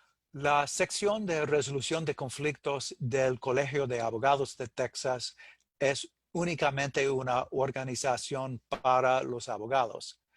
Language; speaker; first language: Spanish; non-native, fluent; English